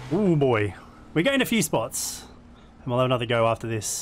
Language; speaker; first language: English; native; English